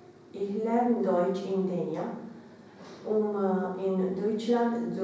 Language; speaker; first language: German; non-native, learner; Romanian